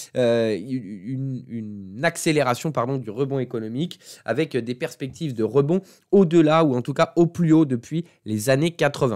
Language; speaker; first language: French; native; French